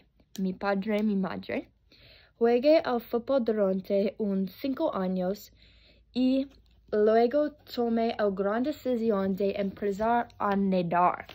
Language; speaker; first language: Spanish; non-native, learner; English